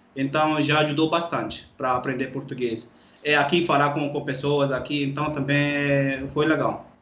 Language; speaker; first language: Portuguese; non-native, learner; Urdu